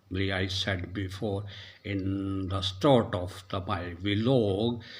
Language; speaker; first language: English; non-native, local second language; Urdu